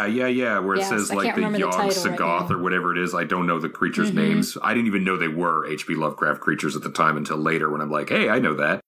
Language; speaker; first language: English; native; English